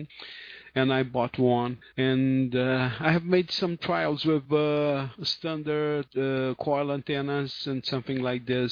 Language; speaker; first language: English; non-native, learner; Portuguese